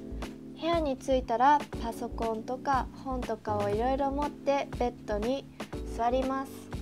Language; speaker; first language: Japanese; early bilingual, heritage; Japanese